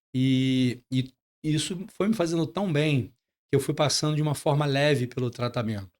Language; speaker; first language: Portuguese; native; Portuguese